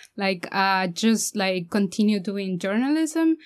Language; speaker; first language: English; non-native, fluent; Spanish